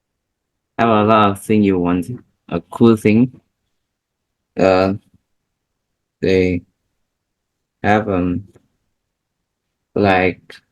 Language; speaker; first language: English; non-native, learner; Vietnamese